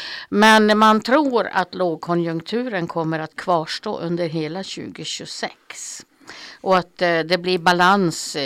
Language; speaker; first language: Swedish; native; Swedish